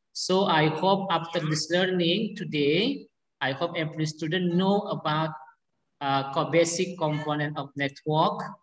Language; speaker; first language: English; non-native, learner; Indonesian